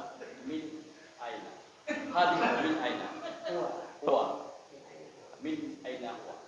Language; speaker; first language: Arabic; non-native, learner; Indonesian